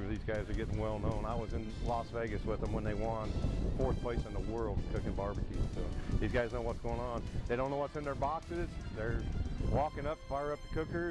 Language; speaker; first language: English; native; English